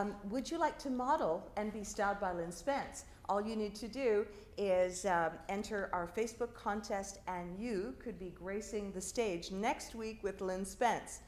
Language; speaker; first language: English; native; English